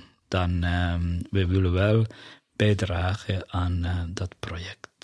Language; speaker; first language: Dutch; non-native, fluent; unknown